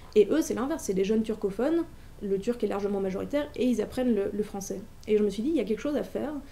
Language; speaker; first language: French; native; French